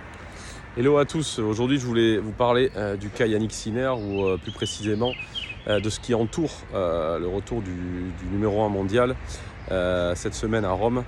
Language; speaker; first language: French; native; French